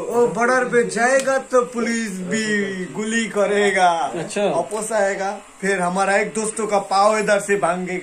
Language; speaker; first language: Hindi; non-native, learner; Bangla